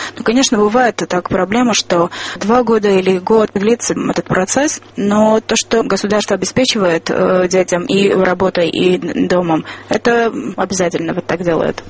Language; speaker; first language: Russian; non-native, local second language; Armenian